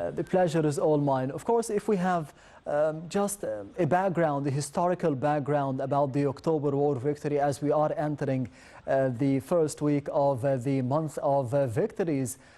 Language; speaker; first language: English; non-native, fluent; Arabic